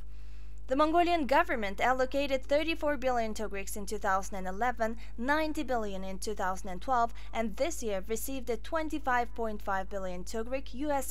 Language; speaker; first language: English; non-native, fluent; Mongolian